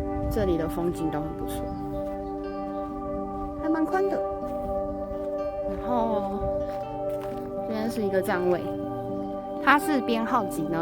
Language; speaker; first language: Chinese; native; Chinese